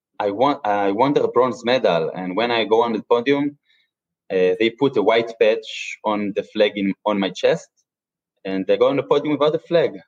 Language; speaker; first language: English; non-native, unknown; Hebrew